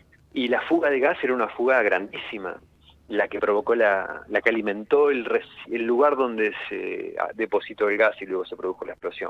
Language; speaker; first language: Spanish; native; Spanish